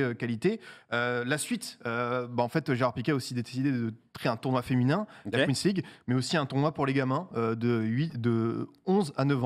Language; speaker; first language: French; native; French